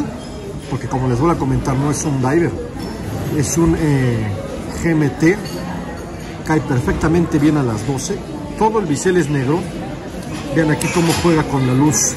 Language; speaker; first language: Spanish; native; Spanish